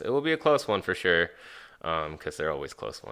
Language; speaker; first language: English; native; English